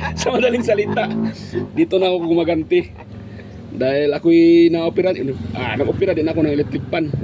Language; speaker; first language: Filipino; non-native, local second language; Cebuano